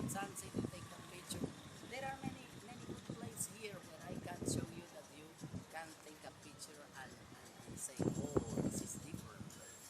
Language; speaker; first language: English; non-native, learner; Spanish